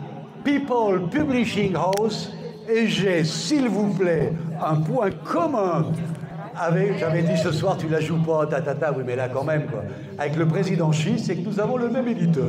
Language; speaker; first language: French; native; French